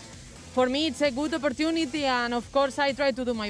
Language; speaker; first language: English; non-native, learner; Spanish